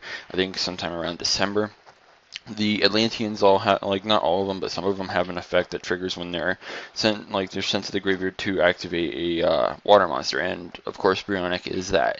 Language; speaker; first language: English; native; English